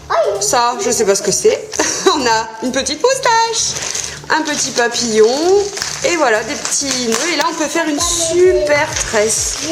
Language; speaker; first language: French; native; French